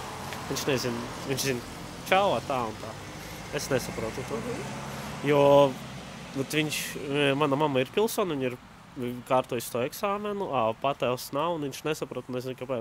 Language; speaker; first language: Latvian; non-native, local second language; Russian